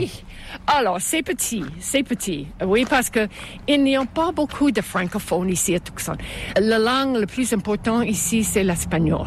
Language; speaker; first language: French; non-native, fluent; English